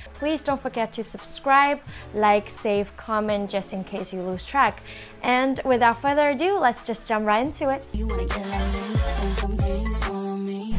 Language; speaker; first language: English; non-native, fluent; Chinese